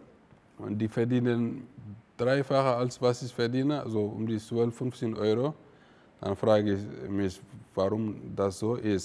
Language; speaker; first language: German; non-native, fluent; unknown